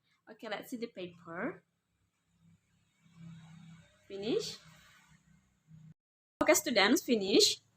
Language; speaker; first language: English; non-native, learner; Indonesian